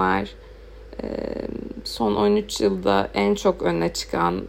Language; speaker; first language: Turkish; native; Turkish